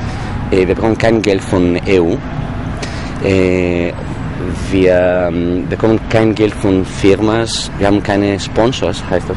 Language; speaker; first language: German; non-native, fluent; Greek